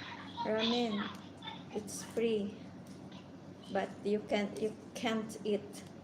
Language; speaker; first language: English; non-native, learner; Bikol